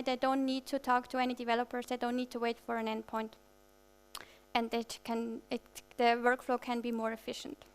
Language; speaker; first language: English; non-native, fluent; German